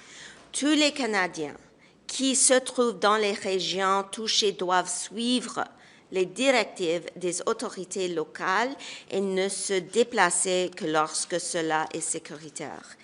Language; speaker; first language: French; non-native, local second language; English